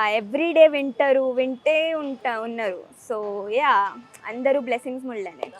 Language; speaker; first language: Telugu; early bilingual, heritage; Telugu